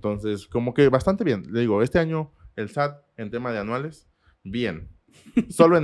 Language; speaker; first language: Spanish; native; Spanish